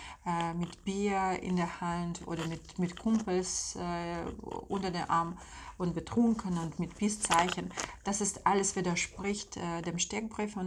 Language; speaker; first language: German; non-native, fluent; Russian